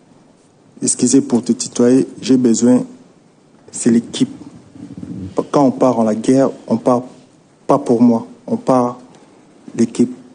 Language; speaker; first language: French; non-native, local second language; Lingala